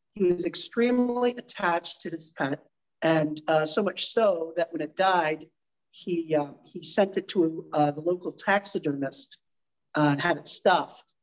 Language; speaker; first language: English; native; English